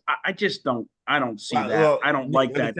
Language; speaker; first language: English; native; English